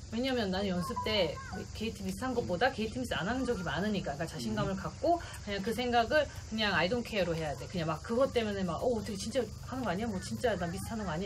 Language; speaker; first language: Korean; native; Korean